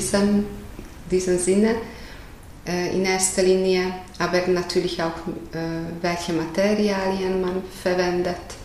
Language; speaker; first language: German; non-native, fluent; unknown